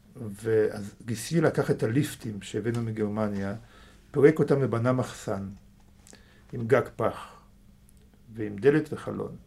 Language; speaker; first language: Hebrew; early bilingual, other home language; Russian